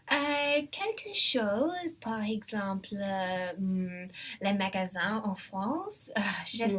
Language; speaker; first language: French; non-native, learner; English